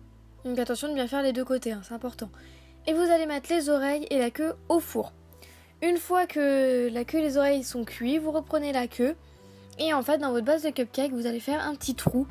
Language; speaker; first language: French; native; French